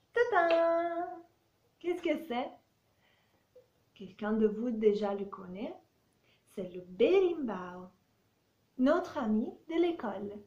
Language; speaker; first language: French; non-native, fluent; Italian